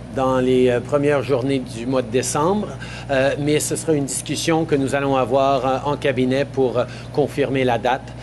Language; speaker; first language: French; native; French